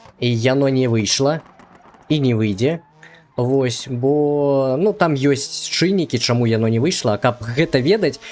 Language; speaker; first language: Belarusian; non-native, local second language; Russian